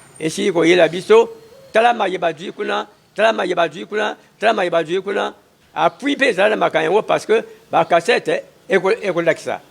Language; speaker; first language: Lingala; native; Lingala